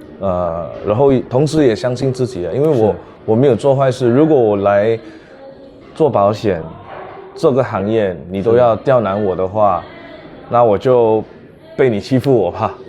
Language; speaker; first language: Chinese; native; Chinese